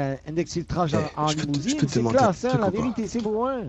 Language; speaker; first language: French; native; French